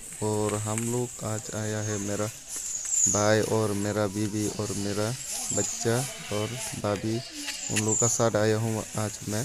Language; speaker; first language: Hindi; non-native, local second language; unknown